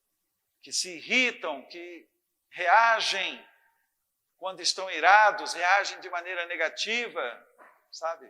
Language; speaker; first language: Portuguese; native; Portuguese